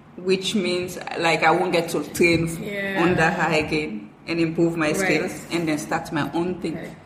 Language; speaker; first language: English; non-native, local second language; Fula